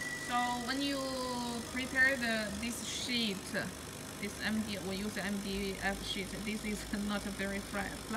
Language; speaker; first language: English; non-native, fluent; Chinese